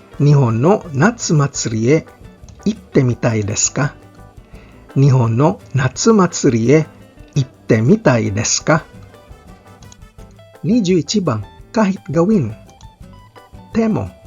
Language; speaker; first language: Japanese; non-native, fluent; Filipino